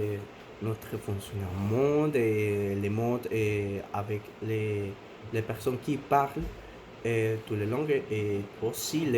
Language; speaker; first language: French; non-native, learner; Spanish